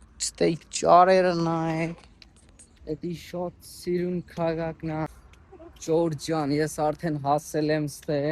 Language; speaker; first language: Armenian; non-native, learner; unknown